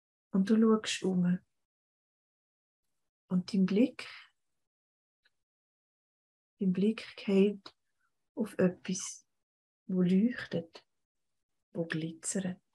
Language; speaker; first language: German; native; German